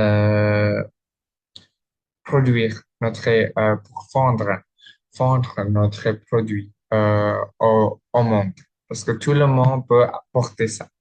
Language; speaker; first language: French; non-native, learner; Indonesian